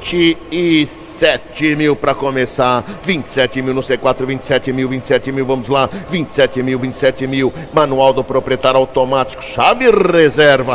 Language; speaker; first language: Portuguese; native; Portuguese